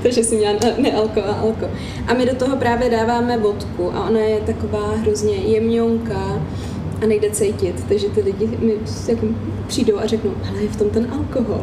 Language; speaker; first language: Czech; native; Czech